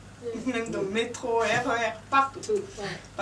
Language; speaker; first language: French; non-native, fluent; Serbian